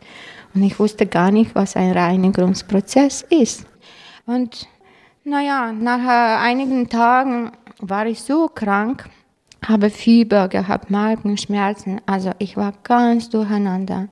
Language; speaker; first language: German; non-native, fluent; Croatian